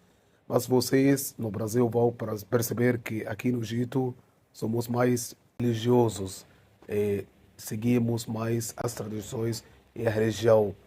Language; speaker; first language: Portuguese; non-native, fluent; Arabic